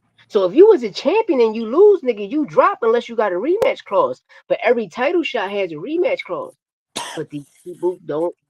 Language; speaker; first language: English; native; English